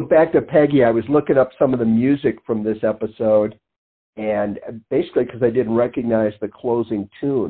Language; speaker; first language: English; native; English